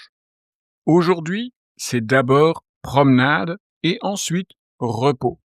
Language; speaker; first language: French; native; French